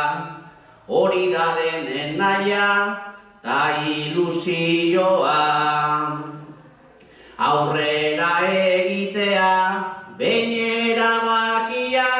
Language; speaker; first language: Basque; native; Basque